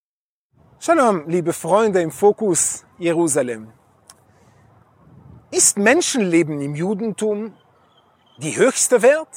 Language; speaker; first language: German; non-native, fluent; Hebrew